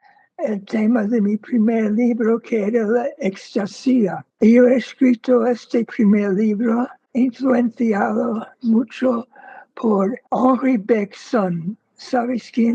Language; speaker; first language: Spanish; non-native, fluent; English